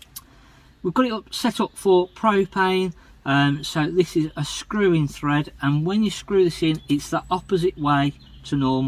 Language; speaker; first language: English; native; English